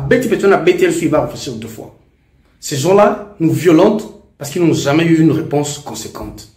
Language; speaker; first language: French; non-native, local second language; Lingala